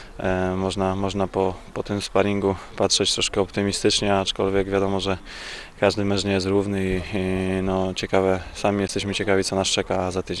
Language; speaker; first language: Polish; native; Polish